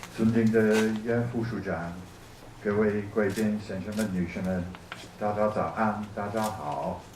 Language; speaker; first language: Chinese; non-native, learner; English